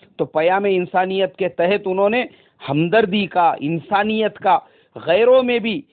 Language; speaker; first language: Urdu; native; Urdu